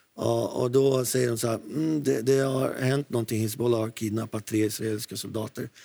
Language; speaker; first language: Swedish; non-native, fluent; Arabic